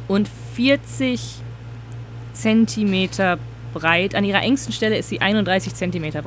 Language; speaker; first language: German; native; German